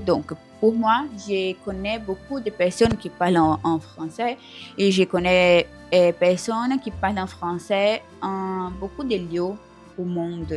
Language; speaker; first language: French; non-native, learner; Portuguese